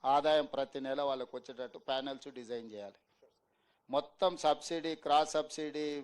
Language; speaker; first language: Telugu; native; Telugu